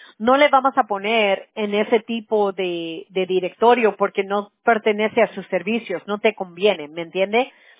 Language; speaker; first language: Spanish; early bilingual, other home language; English